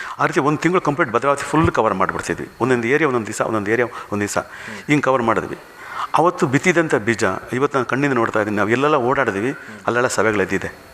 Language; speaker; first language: Kannada; non-native, local second language; Tamil